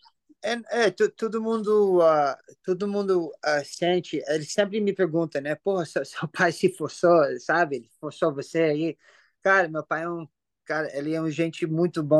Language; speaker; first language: Portuguese; early bilingual, heritage; English